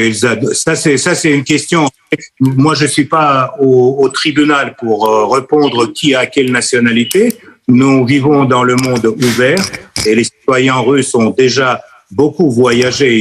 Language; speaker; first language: French; non-native, fluent; Russian